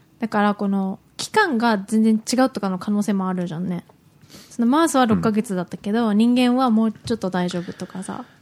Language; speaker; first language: Japanese; native; Japanese